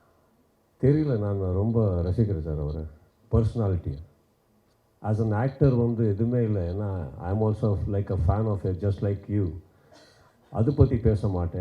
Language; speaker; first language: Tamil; non-native, local second language; Kannada